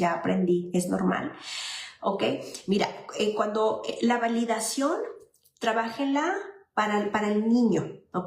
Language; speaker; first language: Spanish; native; Spanish